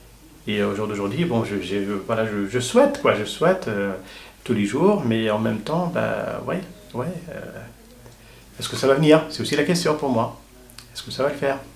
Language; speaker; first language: French; native; French